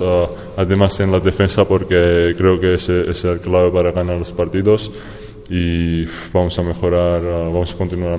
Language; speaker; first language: Spanish; non-native, fluent; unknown